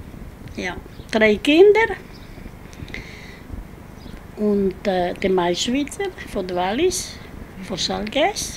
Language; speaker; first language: German; non-native, learner; Italian